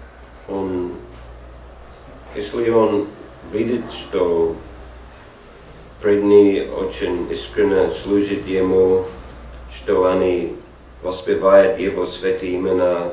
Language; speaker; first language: Russian; non-native, learner; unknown